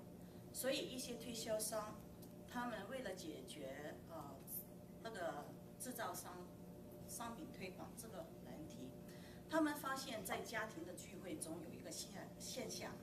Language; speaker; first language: Chinese; native; Chinese